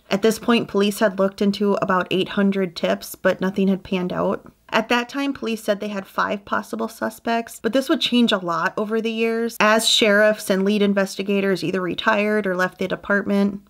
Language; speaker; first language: English; native; English